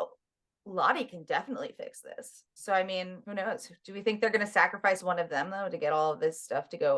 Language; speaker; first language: English; native; English